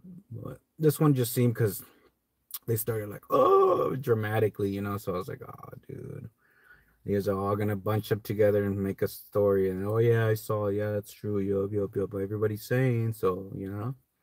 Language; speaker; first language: English; native; English